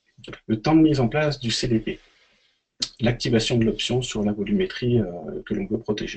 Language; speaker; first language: French; native; French